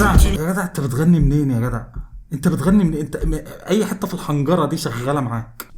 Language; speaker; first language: Arabic; native; Arabic